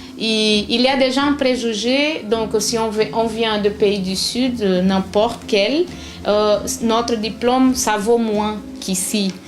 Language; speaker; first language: French; non-native, fluent; Portuguese